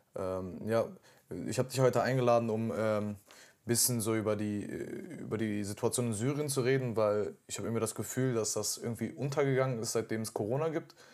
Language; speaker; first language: German; early bilingual, other home language; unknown